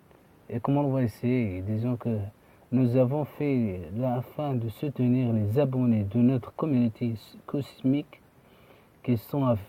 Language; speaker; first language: French; non-native, fluent; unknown